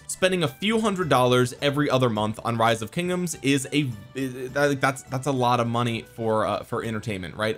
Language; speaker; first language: English; native; English